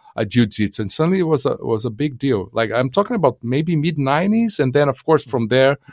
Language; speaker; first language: English; non-native, fluent; Portuguese